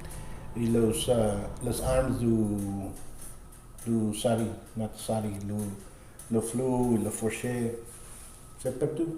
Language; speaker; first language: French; non-native, learner; Spanish